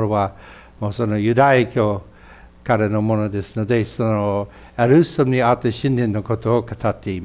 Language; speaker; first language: Japanese; non-native, fluent; English